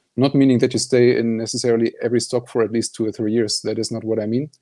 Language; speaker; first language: English; non-native, fluent; German